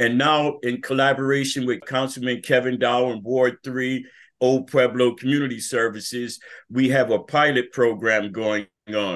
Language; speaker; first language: English; native; English